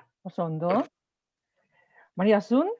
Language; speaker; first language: Basque; non-native, fluent; Slovenian